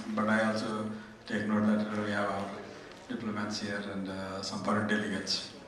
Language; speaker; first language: English; non-native, local second language; Nepali